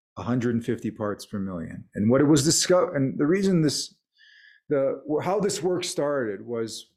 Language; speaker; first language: English; native; English